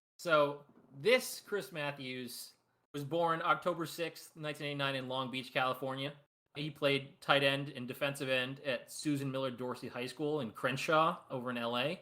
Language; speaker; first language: English; native; English